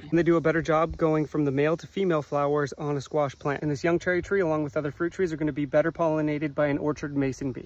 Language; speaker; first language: English; native; English